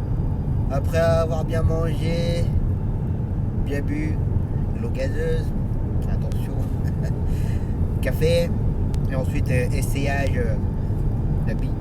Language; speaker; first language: French; native; French